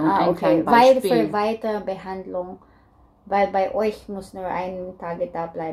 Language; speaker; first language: German; non-native, learner; Filipino